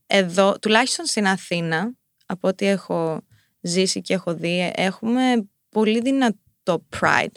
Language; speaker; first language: Greek; early bilingual, heritage; Greek